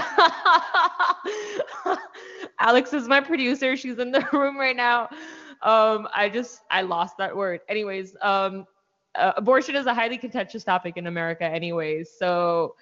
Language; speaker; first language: English; non-native, local second language; Hindi